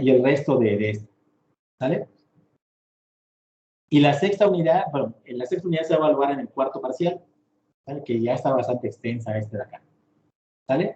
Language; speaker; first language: Spanish; native; Spanish